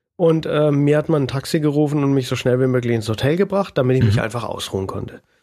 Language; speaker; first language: German; native; German